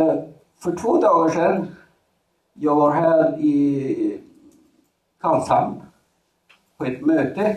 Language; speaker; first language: Swedish; non-native, fluent; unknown